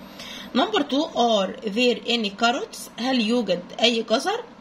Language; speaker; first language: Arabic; native; Arabic